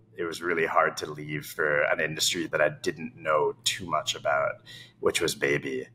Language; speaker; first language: English; native; English